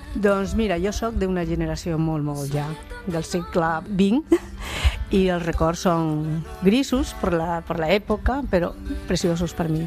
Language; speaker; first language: Catalan; non-native, local second language; Spanish